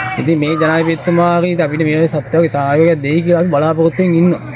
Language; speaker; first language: Sinhala; non-native, local second language; Tamil